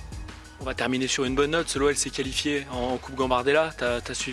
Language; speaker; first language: French; native; French